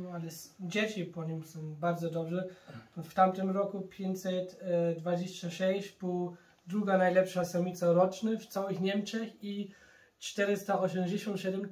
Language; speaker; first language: Polish; early bilingual, heritage; German